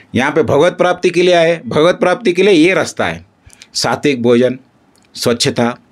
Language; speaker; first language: Hindi; non-native, local second language; Kannada